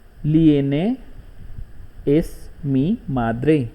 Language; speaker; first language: Spanish; non-native, learner; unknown